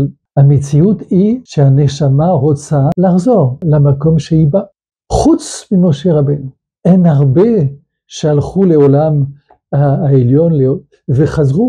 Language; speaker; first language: Hebrew; non-native, fluent; French